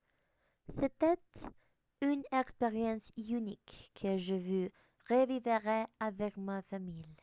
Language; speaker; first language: French; non-native, learner; Spanish